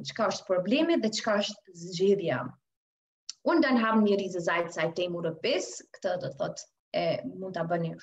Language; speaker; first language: German; non-native, fluent; Albanian